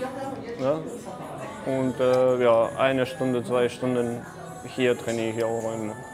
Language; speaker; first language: German; non-native, learner; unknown